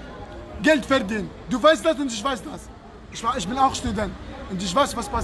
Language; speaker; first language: German; non-native, learner; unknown